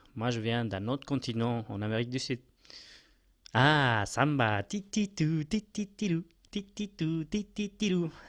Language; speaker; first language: French; non-native, fluent; Spanish